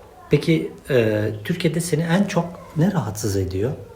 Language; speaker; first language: Turkish; native; Turkish